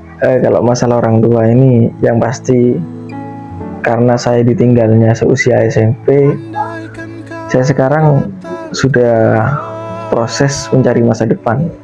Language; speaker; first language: Indonesian; non-native, local second language; Madurese